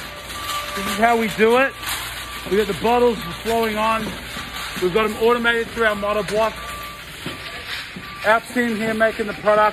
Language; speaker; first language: English; native; English